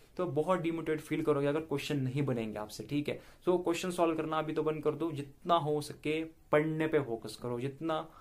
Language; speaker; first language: Hindi; non-native, local second language; Marathi